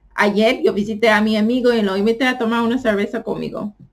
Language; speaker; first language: Spanish; non-native, fluent; English